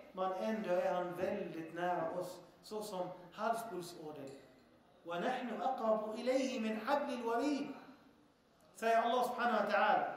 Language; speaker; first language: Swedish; early bilingual, other home language; Arabic